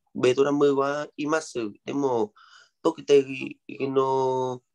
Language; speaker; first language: Japanese; non-native, learner; Vietnamese